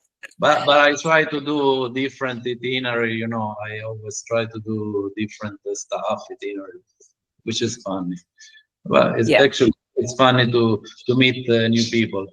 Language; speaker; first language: English; non-native, learner; Italian